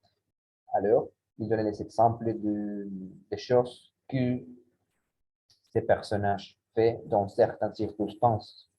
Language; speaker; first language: French; non-native, learner; Spanish